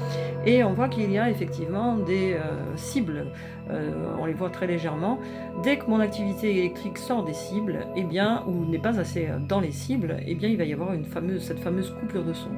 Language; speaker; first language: French; native; French